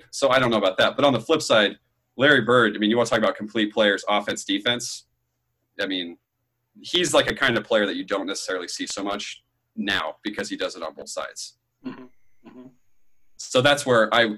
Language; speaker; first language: English; native; English